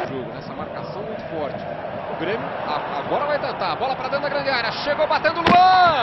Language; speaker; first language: Portuguese; native; Portuguese